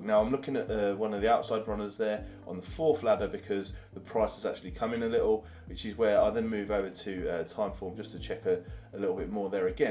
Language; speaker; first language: English; native; English